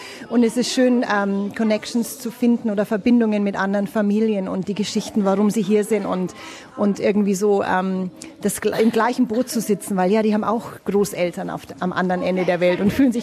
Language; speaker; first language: German; native; German